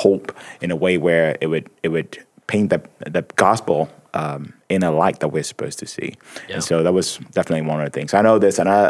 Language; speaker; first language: English; non-native, local second language; Akan